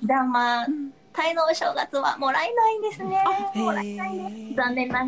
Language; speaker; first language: Japanese; non-native, fluent; Thai